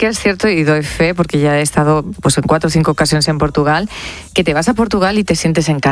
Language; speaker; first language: Spanish; native; Spanish